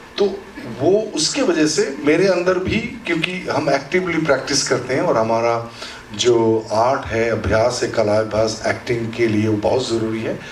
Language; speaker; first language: Hindi; non-native, local second language; Assamese